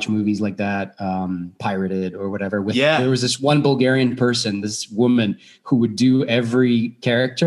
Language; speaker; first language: English; non-native, fluent; Bulgarian